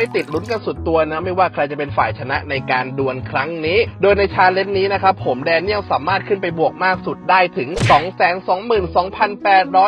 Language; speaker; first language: Thai; native; Thai